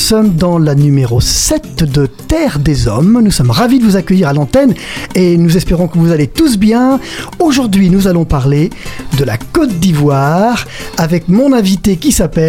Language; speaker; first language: French; native; French